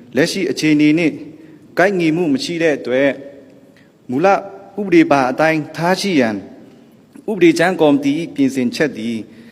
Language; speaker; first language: Burmese; non-native, local second language; Pa'o Karen